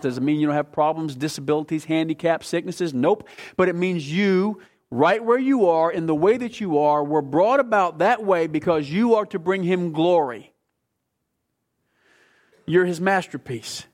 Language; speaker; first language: English; native; English